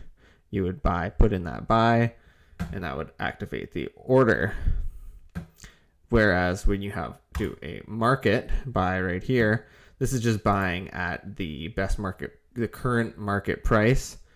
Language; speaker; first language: English; native; English